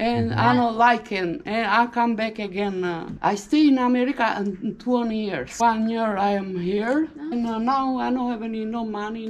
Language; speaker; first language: English; non-native, learner; Albanian